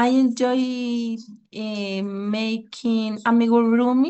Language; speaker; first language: English; non-native, learner; Spanish